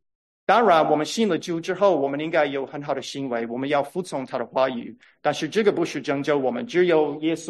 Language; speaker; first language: Chinese; non-native, fluent; English